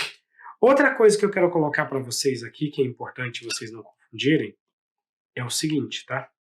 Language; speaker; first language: Portuguese; native; Portuguese